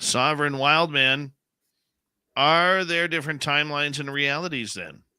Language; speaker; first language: English; native; English